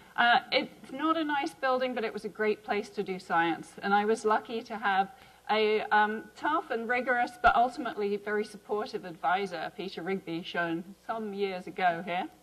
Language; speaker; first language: English; native; English